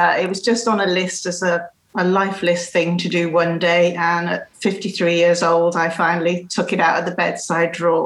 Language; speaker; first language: English; native; English